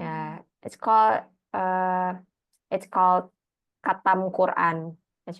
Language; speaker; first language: English; non-native, learner; Indonesian